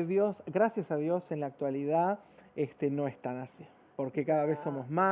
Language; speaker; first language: Spanish; early bilingual, other home language; Portuguese